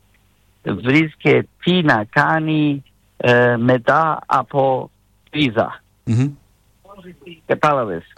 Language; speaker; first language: Greek; non-native, learner; Serbian